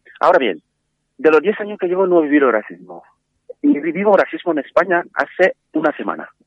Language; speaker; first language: Spanish; non-native, fluent; French